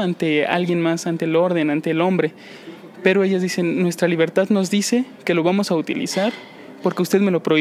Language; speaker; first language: Spanish; native; Spanish